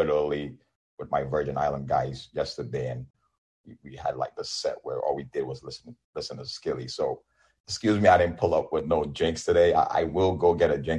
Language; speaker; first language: English; non-native, local second language; Yoruba